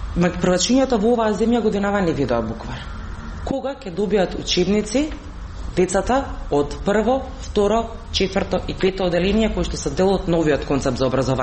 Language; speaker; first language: Macedonian; native; Macedonian